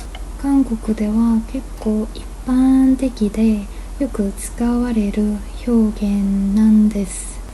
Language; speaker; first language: Japanese; non-native, fluent; Korean